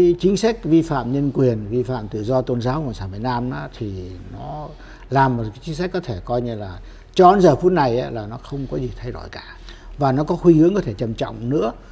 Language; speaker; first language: Vietnamese; native; Vietnamese